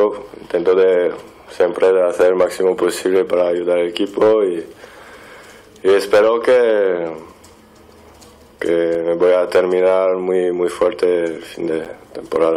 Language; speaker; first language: Spanish; non-native, fluent; French